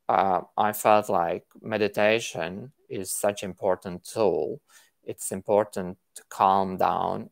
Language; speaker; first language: English; non-native, fluent; Latvian